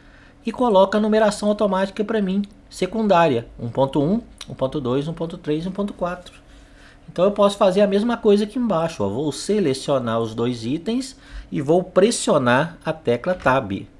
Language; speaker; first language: Portuguese; native; Portuguese